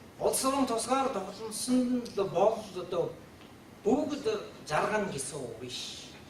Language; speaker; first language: Mongolian; non-native, fluent; Japanese